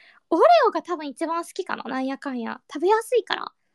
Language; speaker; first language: Japanese; early bilingual, heritage; Japanese